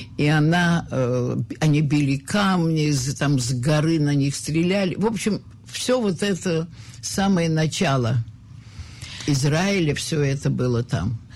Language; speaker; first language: Russian; native; Russian